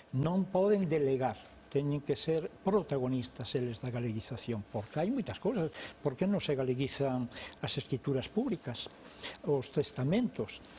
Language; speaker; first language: Galician; native; Galician